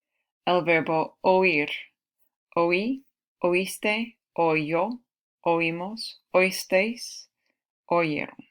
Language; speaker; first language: Spanish; non-native, fluent; English